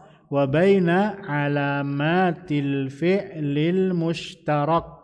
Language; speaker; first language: Arabic; non-native, fluent; Indonesian